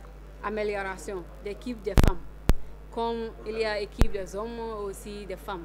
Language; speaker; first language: French; non-native, learner; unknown